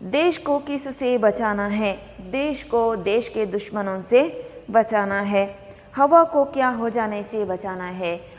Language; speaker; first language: Hindi; non-native, local second language; Kannada